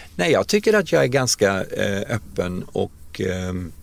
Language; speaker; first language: Swedish; native; Swedish